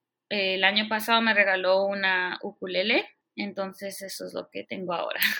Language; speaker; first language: Spanish; early bilingual, heritage; Spanish